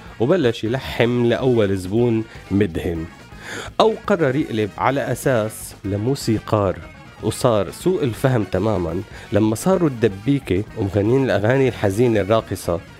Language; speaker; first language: Arabic; native; Arabic